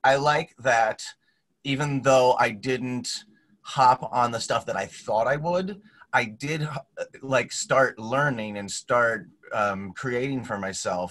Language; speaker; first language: English; native; English